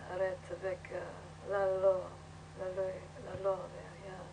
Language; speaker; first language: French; non-native, learner; English